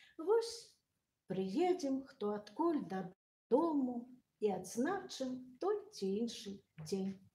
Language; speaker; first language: Belarusian; native; Belarusian